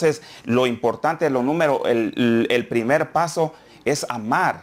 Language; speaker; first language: Spanish; native; Spanish